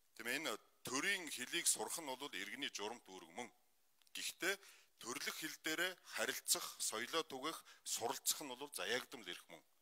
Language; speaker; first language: Mongolian; non-native, local second language; Kazakh